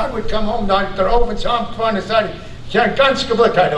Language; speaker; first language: German; early bilingual, heritage; German